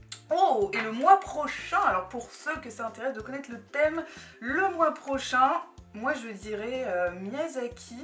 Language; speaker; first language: French; native; French